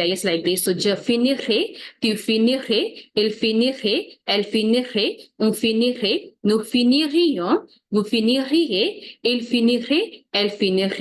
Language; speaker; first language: French; non-native, fluent; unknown